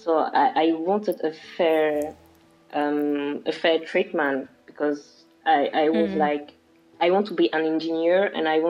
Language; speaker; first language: English; non-native, local second language; French